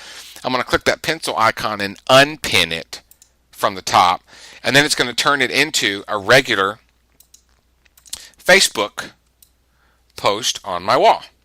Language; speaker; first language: English; native; English